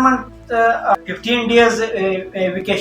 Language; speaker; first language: English; non-native, learner; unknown